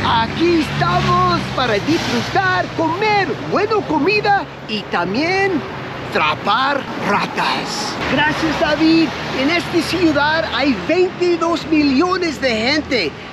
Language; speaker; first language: Spanish; non-native, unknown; English